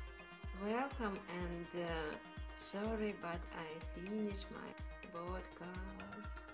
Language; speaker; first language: English; non-native, learner; Russian